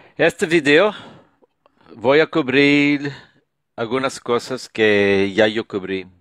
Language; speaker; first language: Spanish; early bilingual, heritage; Spanish